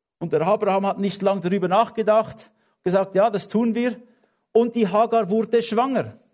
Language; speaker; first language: German; non-native, fluent; English